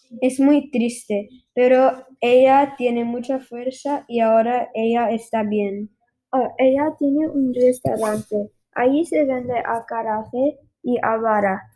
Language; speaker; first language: Spanish; non-native, learner; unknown